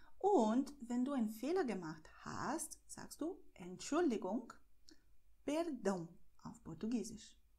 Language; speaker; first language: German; non-native, fluent; Portuguese